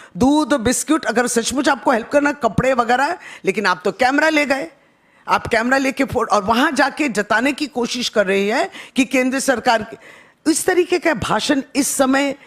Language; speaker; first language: Hindi; non-native, local second language; Bangla